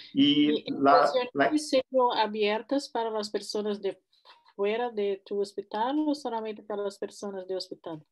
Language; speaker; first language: Spanish; non-native, fluent; Portuguese